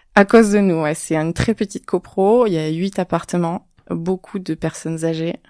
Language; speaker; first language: French; native; French